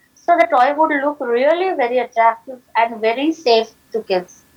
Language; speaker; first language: English; non-native, local second language; Marathi